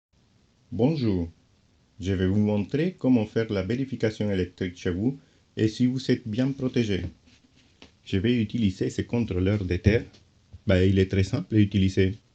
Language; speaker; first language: French; non-native, fluent; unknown